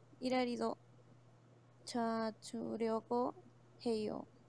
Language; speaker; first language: Korean; non-native, learner; Spanish